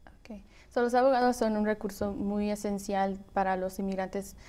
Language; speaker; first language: Spanish; early bilingual, heritage; Spanish